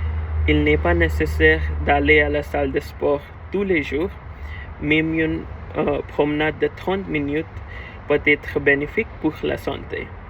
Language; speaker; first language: French; non-native, learner; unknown